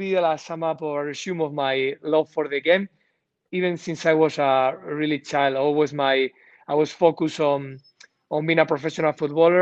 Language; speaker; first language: English; non-native, learner; Spanish